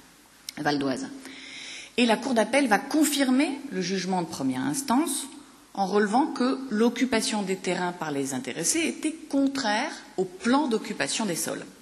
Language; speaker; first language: French; native; French